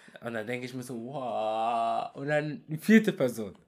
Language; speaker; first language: German; early bilingual, other home language; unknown